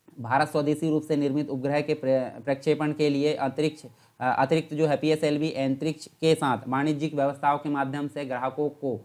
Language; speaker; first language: Hindi; native; Hindi